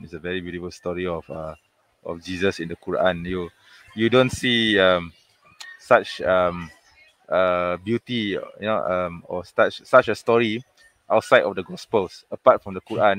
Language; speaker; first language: English; non-native, local second language; Malay